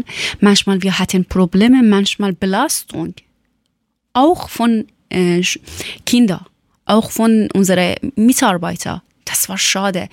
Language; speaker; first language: German; non-native, learner; Persian